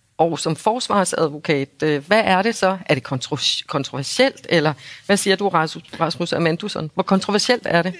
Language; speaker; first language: Danish; native; Danish